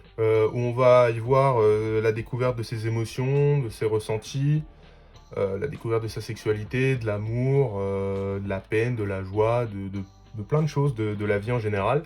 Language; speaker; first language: French; native; French